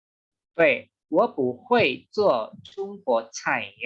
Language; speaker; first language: Chinese; non-native, fluent; Indonesian